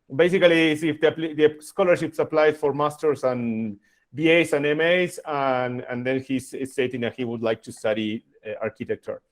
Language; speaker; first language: English; non-native, fluent; Spanish